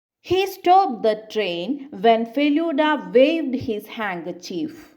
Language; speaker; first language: English; non-native, local second language; Malayalam